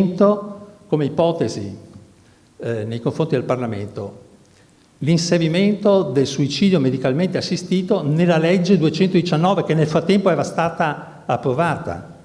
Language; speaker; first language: Italian; native; Italian